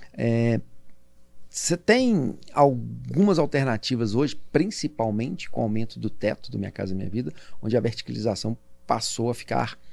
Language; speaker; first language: Portuguese; native; Portuguese